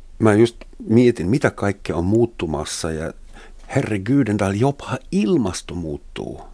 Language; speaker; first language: Finnish; non-native, fluent; German